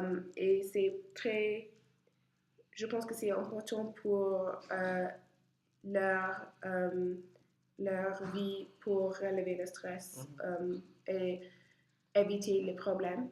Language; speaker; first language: French; non-native, learner; English